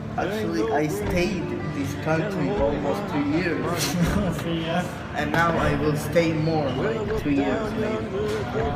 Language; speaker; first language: English; non-native, learner; Arabic